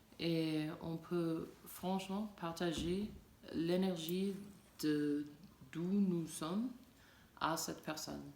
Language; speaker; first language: French; non-native, learner; English